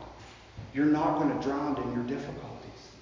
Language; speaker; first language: English; native; English